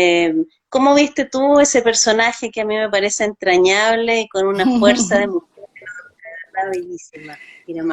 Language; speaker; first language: Spanish; native; Spanish